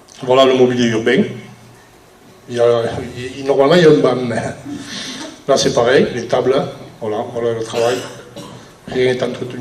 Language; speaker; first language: French; native; French